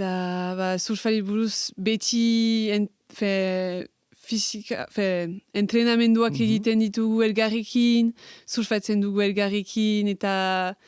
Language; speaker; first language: Basque; non-native, local second language; French